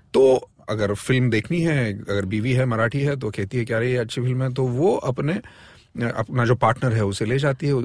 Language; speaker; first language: Hindi; non-native, local second language; Marathi